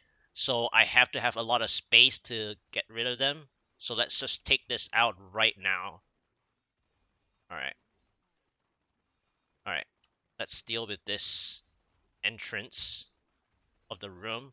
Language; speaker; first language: English; native; English